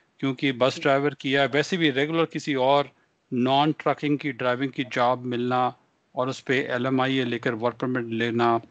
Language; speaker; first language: Hindi; non-native, local second language; Punjabi